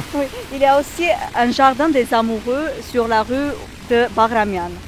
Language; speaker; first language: French; non-native, fluent; Armenian